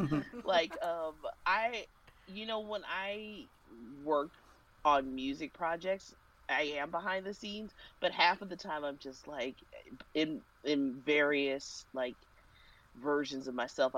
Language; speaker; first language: English; native; English